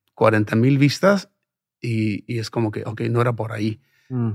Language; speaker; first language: Spanish; native; Spanish